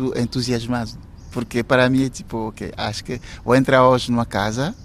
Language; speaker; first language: Portuguese; non-native, fluent; Ewe